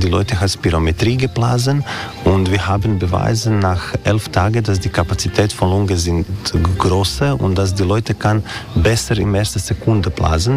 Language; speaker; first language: German; non-native, learner; Croatian